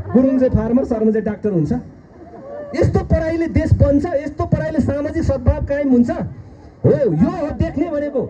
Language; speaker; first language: Nepali; non-native, local second language; Eastern Tamang